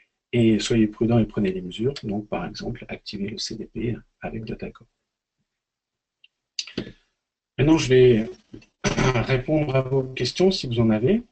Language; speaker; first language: French; native; French